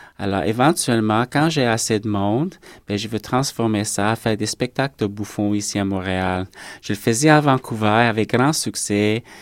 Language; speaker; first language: French; native; French